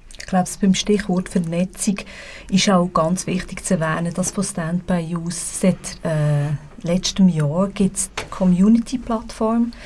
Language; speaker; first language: German; native; German